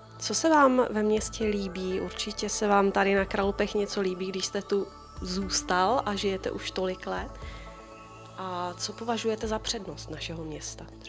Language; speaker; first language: Czech; native; Czech